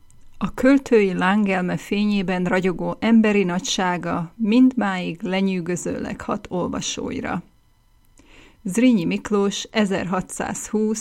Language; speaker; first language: Hungarian; native; Hungarian